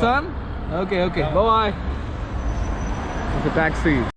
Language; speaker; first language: English; non-native, local second language; Malayalam